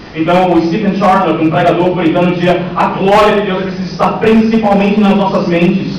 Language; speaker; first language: Portuguese; native; Portuguese